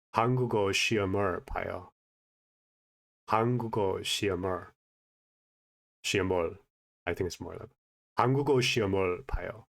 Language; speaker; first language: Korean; non-native, learner; English